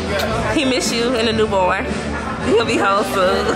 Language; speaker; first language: English; native; English